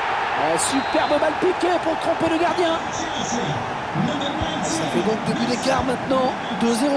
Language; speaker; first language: French; native; French